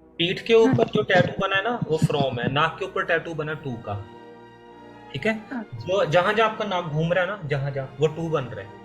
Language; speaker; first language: Hindi; native; Hindi